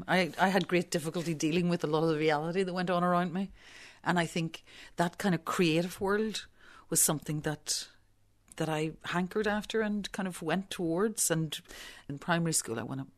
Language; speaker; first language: English; native; English